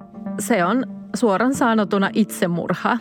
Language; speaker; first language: Finnish; non-native, fluent; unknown